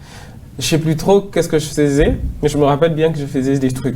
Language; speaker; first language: French; non-native, local second language; Swahili